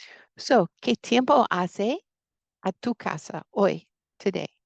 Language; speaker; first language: Spanish; non-native, fluent; English